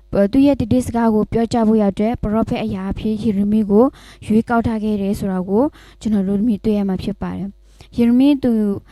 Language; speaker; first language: Burmese; non-native, local second language; S'gaw Karen